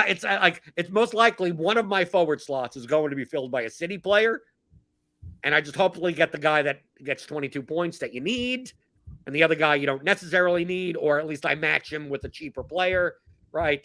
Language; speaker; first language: English; native; English